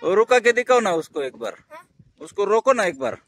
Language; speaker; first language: Hindi; non-native, local second language; Marathi